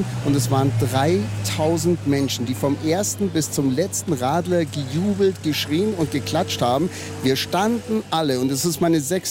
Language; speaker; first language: German; native; German